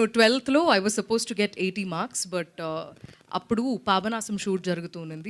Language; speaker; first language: Telugu; non-native, local second language; Malayalam